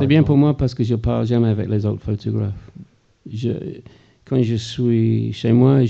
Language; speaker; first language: French; non-native, fluent; English